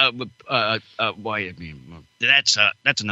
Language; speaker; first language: English; non-native, fluent; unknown